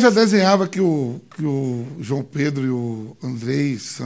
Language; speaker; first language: Portuguese; native; Portuguese